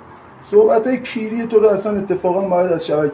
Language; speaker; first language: Persian; native; Persian